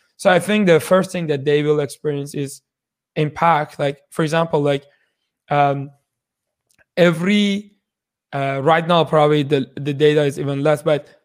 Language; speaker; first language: English; non-native, fluent; Persian